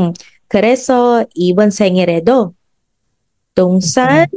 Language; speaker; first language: Korean; non-native, fluent; Filipino